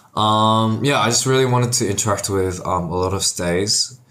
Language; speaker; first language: English; native; English